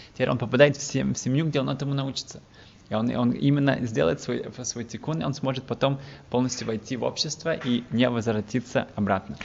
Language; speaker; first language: Russian; early bilingual, heritage; Russian